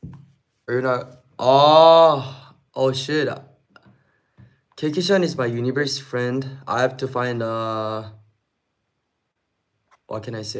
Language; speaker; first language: English; non-native, fluent; Korean